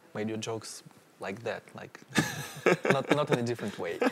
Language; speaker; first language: English; non-native, fluent; Russian